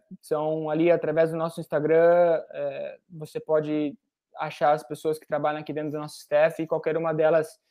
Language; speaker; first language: Portuguese; native; Portuguese